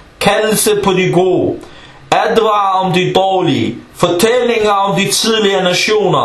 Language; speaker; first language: Danish; early bilingual, other home language; Arabic